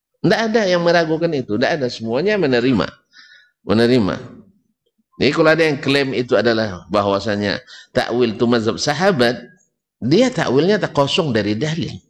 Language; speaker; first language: Malay; native; Malay